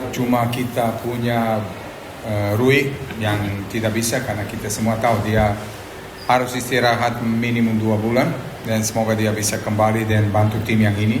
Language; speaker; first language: Indonesian; non-native, fluent; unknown